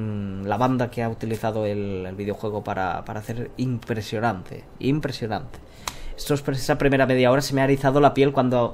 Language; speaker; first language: Spanish; native; Spanish